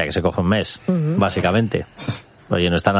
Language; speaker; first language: Spanish; native; Spanish